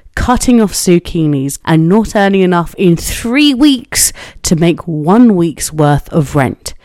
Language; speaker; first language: English; native; English